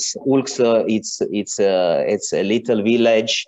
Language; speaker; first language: English; non-native, learner; Italian